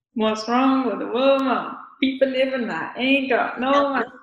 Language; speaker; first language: English; native; English